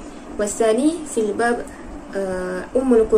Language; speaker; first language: Arabic; non-native, learner; Malay